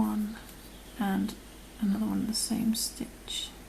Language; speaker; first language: English; native; English